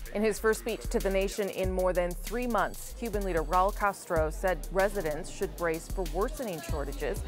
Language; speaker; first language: English; native; English